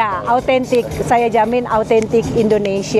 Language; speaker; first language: Indonesian; native; Indonesian